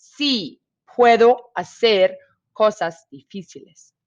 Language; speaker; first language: Spanish; non-native, fluent; English